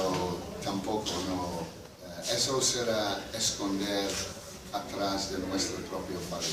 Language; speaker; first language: Spanish; non-native, fluent; English